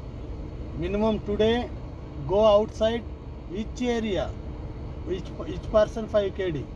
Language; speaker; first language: English; non-native, learner; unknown